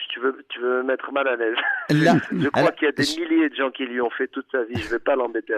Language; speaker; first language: French; native; French